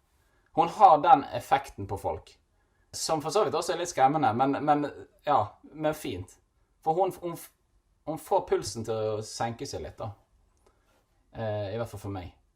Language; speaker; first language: Norwegian; native; Norwegian